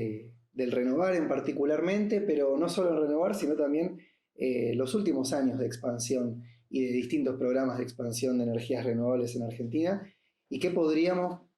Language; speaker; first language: Spanish; native; Spanish